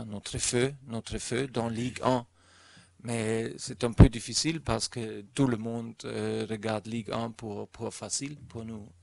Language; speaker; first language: French; non-native, fluent; German